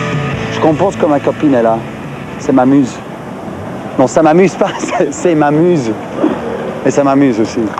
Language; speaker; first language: French; non-native, local second language; Dutch